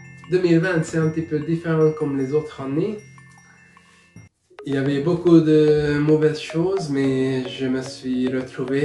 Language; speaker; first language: French; non-native, fluent; Hungarian